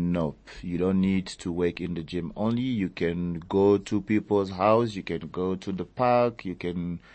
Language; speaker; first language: English; early bilingual, other home language; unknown